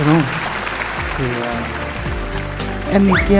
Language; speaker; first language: Vietnamese; non-native, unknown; Korean